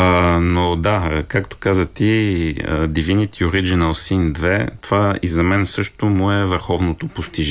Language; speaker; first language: Bulgarian; native; Bulgarian